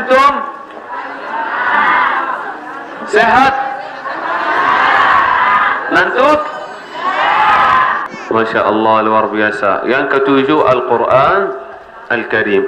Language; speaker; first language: Indonesian; non-native, learner; Arabic